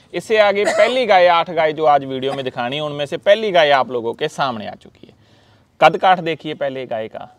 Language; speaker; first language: Hindi; non-native, local second language; Punjabi